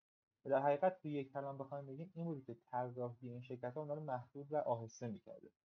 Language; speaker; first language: Persian; native; Persian